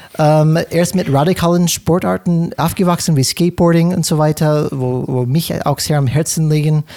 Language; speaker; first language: German; non-native, fluent; English